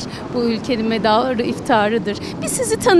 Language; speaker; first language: Turkish; native; Turkish